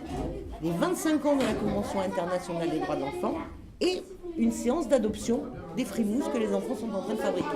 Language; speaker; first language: French; native; French